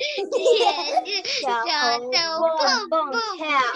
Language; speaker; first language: Chinese; early bilingual, heritage; Chinese